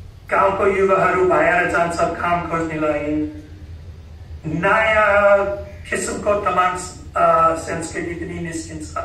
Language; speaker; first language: Nepali; non-native, learner; English